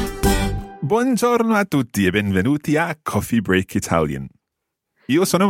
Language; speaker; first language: Italian; non-native, fluent; English